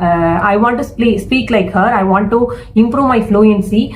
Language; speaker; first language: English; non-native, learner; Tamil